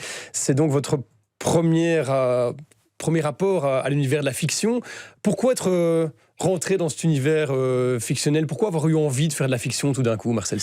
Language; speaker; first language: French; native; French